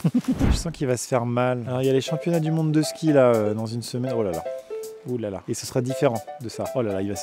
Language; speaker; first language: French; native; French